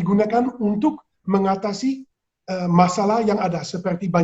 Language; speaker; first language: Indonesian; non-native, fluent; Dutch